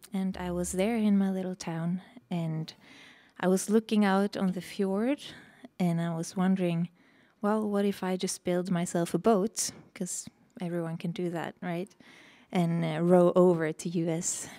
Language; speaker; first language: English; non-native, fluent; Norwegian